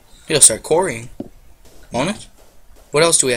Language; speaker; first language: English; native; English